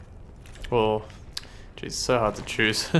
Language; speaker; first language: English; native; English